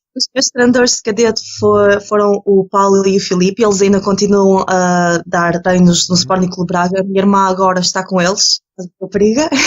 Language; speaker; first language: Portuguese; early bilingual, other home language; Ukrainian